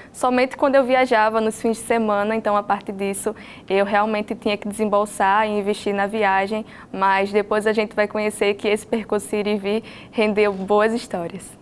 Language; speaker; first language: Portuguese; native; Portuguese